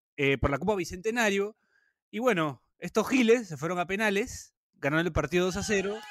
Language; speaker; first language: Spanish; native; Spanish